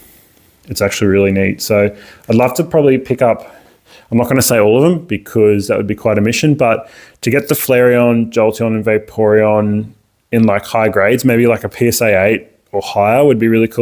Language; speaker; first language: English; native; English